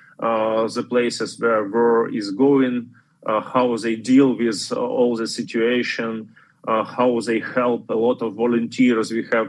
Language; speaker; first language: English; non-native, fluent; Ukrainian